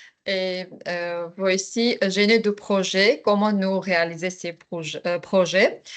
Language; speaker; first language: French; non-native, learner; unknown